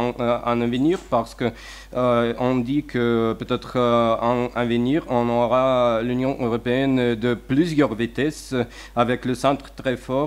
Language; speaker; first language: French; non-native, fluent; Russian